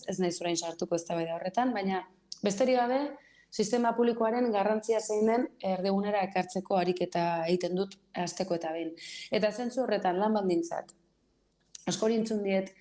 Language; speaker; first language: Basque; native; Basque